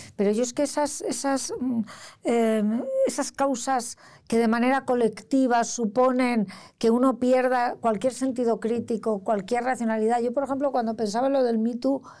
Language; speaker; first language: Spanish; native; Spanish